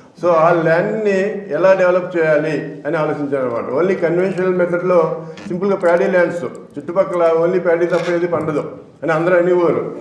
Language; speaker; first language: Telugu; native; Telugu